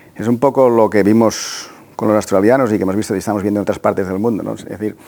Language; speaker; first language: Spanish; native; Spanish